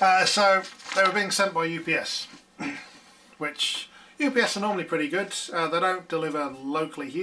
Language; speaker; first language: English; native; English